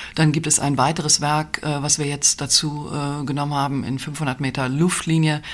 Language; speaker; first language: German; native; German